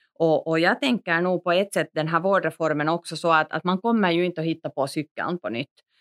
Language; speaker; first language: Swedish; native; Swedish